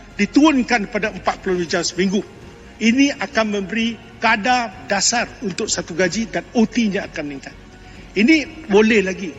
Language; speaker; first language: Malay; non-native, local second language; Chinese